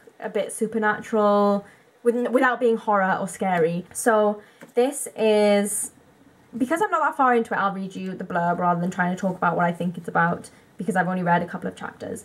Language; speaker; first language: English; native; English